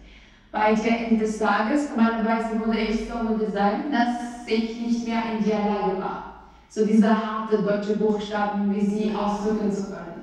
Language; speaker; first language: German; non-native, learner; Albanian